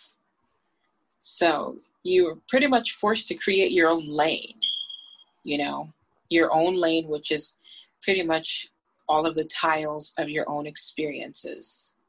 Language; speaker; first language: English; native; English